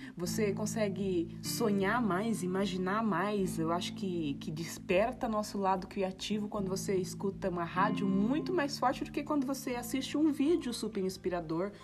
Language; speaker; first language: Portuguese; native; Portuguese